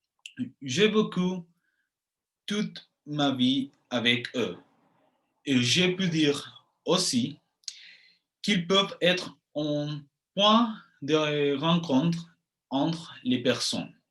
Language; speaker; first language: French; non-native, fluent; Spanish